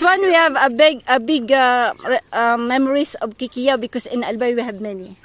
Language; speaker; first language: English; non-native, local second language; Filipino